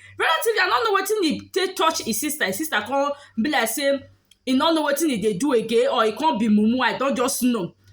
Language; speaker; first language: Nigerian Pidgin; native; Nigerian Pidgin